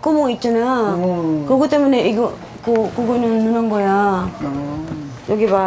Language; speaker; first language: Korean; non-native, learner; Filipino